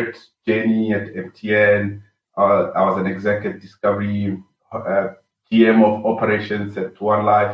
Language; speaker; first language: English; non-native, local second language; Venda